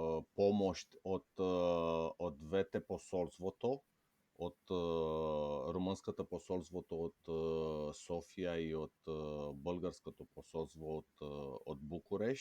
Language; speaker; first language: Bulgarian; non-native, fluent; Romanian